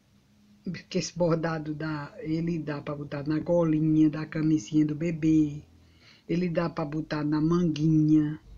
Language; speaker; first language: Portuguese; native; Portuguese